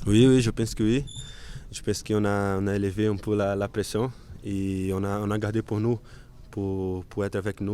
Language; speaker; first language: French; non-native, learner; Portuguese